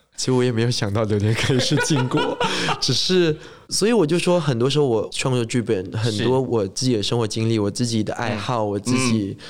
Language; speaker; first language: Chinese; non-native, local second language; English